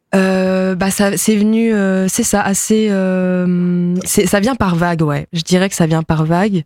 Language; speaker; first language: French; early bilingual, other home language; Japanese